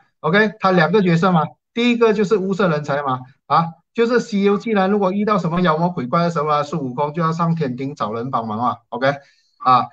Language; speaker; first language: Chinese; native; Chinese